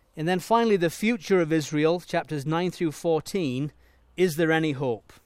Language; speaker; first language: English; native; English